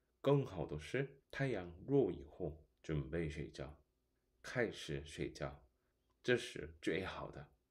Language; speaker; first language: Chinese; non-native, fluent; Korean